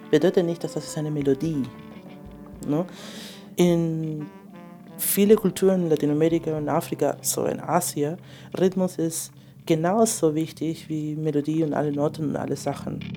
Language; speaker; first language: German; non-native, fluent; Spanish